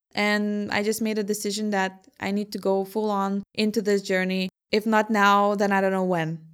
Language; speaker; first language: English; non-native, fluent; Lithuanian